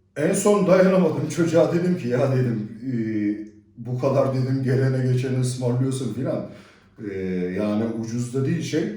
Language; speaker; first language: Turkish; native; Turkish